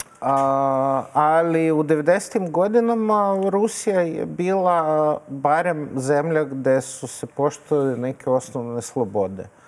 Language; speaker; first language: Serbian; non-native, fluent; Russian